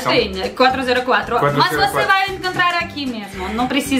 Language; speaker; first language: Portuguese; non-native, learner; Russian